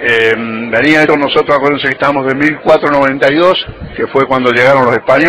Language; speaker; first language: Spanish; native; Spanish